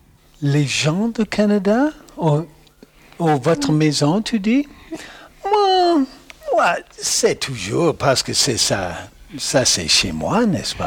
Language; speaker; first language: French; non-native, learner; English